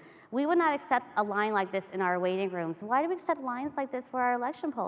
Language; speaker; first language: English; native; English